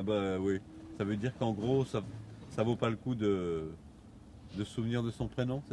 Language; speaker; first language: French; native; French